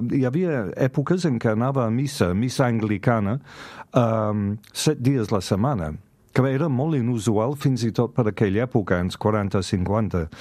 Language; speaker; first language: Catalan; non-native, fluent; English